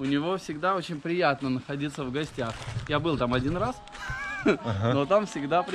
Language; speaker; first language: Russian; native; Russian